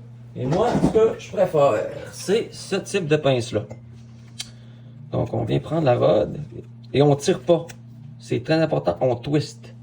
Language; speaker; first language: French; native; French